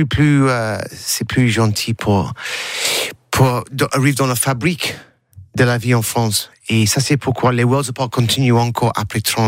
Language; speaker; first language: French; non-native, learner; English